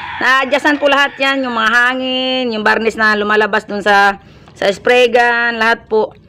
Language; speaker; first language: Filipino; non-native, local second language; Hiligaynon